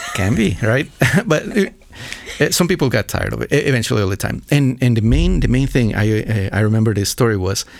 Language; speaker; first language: English; non-native, fluent; Spanish